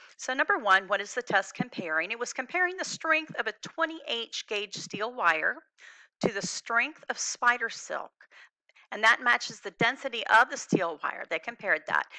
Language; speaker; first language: English; native; English